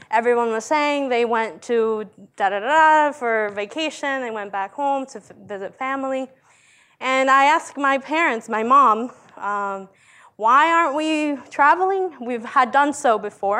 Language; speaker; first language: English; early bilingual, other home language; Spanish